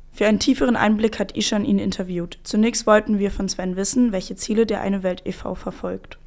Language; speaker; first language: German; native; German